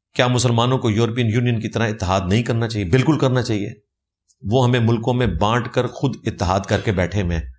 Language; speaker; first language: Urdu; non-native, local second language; Punjabi